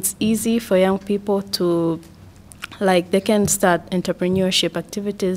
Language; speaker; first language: English; non-native, local second language; Swahili